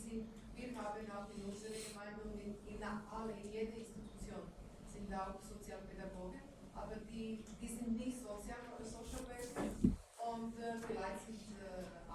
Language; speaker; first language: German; non-native, learner; Croatian